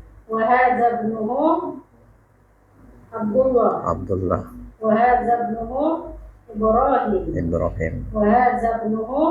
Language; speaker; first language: Arabic; non-native, learner; Indonesian